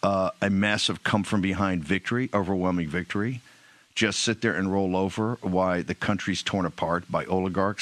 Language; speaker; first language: English; native; English